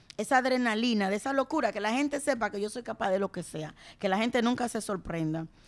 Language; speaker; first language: Spanish; native; Spanish